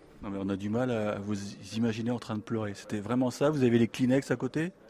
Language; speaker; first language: French; native; French